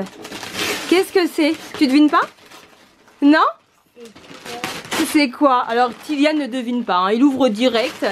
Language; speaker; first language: French; native; French